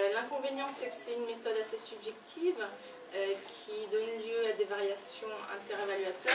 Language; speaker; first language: French; native; French